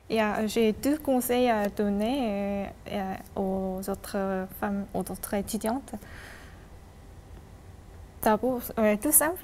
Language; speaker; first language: French; non-native, fluent; Korean